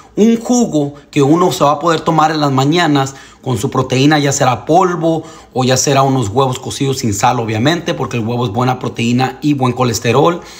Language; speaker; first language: Spanish; early bilingual, heritage; Spanish